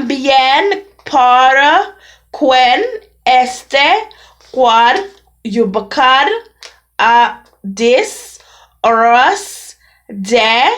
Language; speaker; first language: Spanish; non-native, learner; English